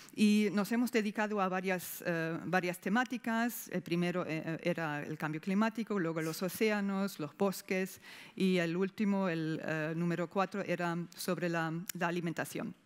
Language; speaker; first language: Spanish; non-native, fluent; German